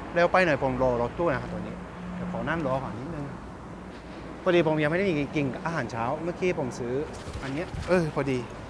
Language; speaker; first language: Thai; non-native, fluent; Japanese